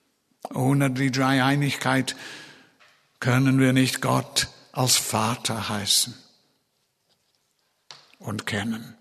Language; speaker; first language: German; non-native, fluent; English